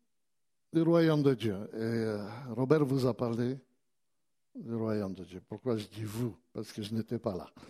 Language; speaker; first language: French; native; French